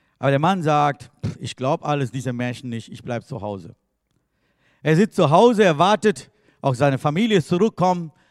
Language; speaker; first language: German; non-native, fluent; Tamil